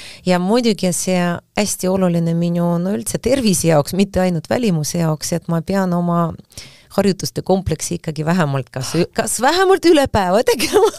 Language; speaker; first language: Estonian; non-native, fluent; Russian